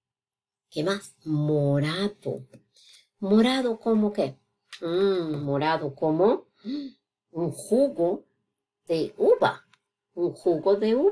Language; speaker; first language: Spanish; non-native, fluent; English